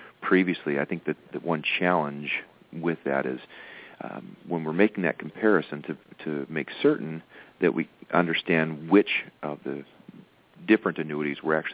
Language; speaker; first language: English; native; English